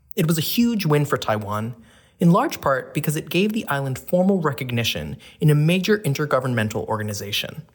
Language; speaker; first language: English; native; English